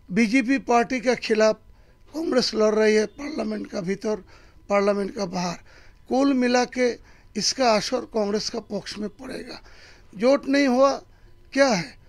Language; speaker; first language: Hindi; non-native, local second language; Bangla